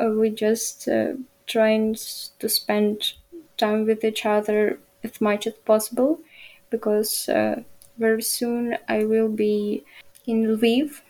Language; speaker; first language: English; non-native, learner; Ukrainian